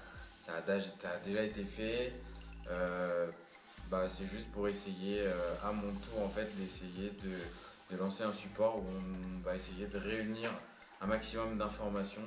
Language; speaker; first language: French; native; French